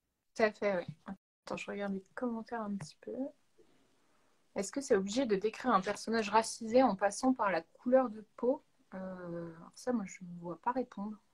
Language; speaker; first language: French; native; French